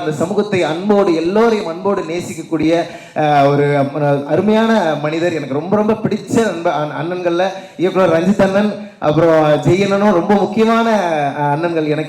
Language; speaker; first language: Tamil; native; Tamil